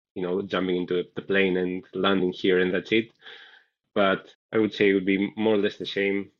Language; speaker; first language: English; non-native, fluent; Greek